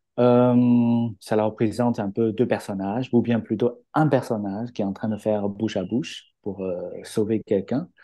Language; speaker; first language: French; non-native, fluent; Chinese